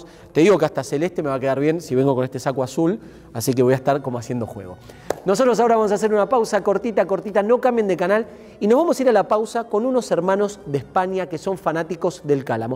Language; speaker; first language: Spanish; native; Spanish